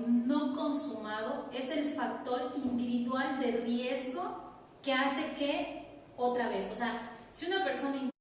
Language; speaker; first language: Spanish; native; Spanish